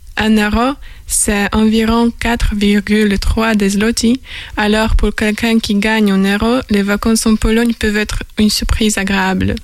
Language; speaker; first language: French; non-native, fluent; Polish